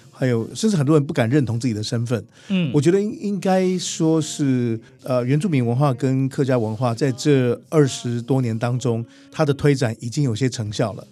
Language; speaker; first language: Chinese; native; Chinese